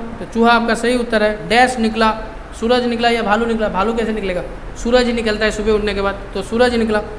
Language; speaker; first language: Hindi; non-native, local second language; Bangla